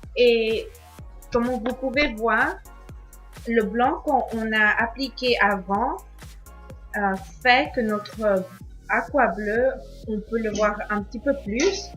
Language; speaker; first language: French; non-native, learner; Spanish